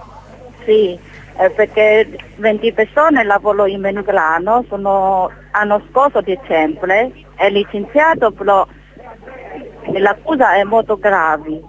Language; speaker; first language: Italian; non-native, learner; Chinese